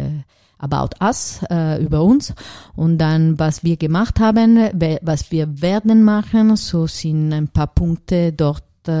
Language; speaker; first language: German; non-native, fluent; Italian